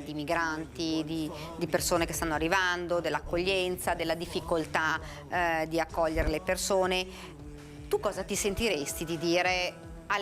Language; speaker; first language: Italian; native; Italian